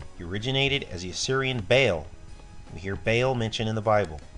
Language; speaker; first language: English; native; English